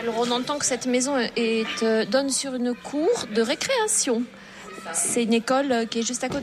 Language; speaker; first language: French; native; French